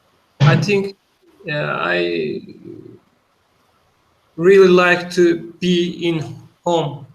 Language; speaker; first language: English; non-native, learner; Turkish